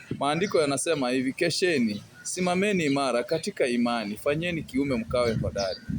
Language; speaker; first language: Swahili; non-native, local second language; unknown